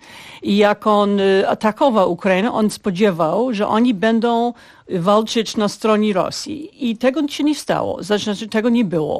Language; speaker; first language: Polish; non-native, fluent; English